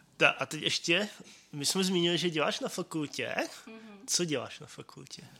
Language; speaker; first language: Czech; native; Czech